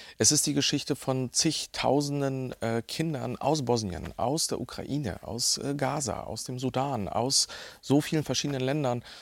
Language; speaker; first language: German; early bilingual, other home language; Bosnian